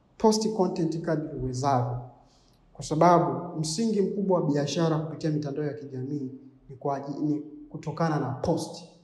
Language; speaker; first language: Swahili; native; Swahili